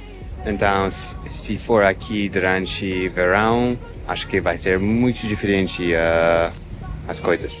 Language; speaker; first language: Portuguese; non-native, fluent; English